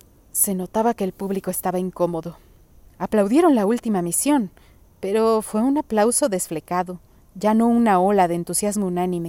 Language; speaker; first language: Spanish; native; Spanish